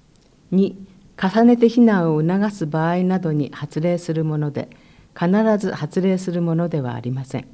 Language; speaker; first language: Japanese; native; Japanese